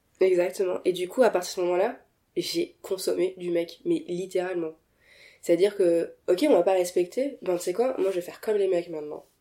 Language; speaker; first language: French; native; French